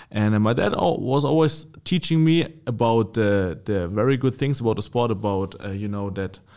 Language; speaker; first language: English; non-native, fluent; German